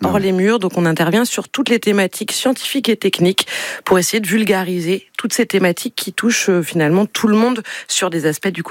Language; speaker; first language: French; native; French